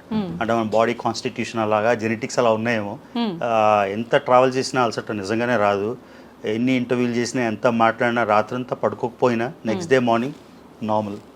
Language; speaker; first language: Telugu; native; Telugu